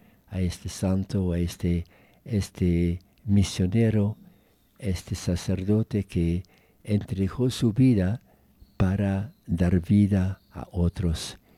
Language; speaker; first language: Spanish; non-native, fluent; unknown